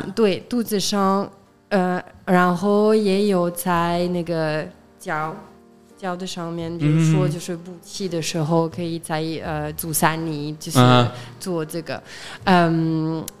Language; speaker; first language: Chinese; non-native, fluent; French